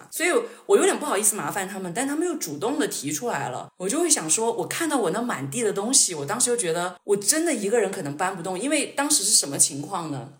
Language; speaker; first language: Chinese; native; Chinese